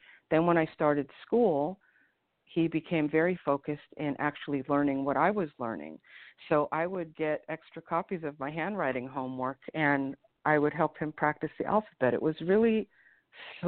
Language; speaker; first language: English; native; English